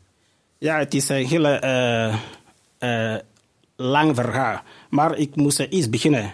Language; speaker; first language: Dutch; non-native, fluent; Igbo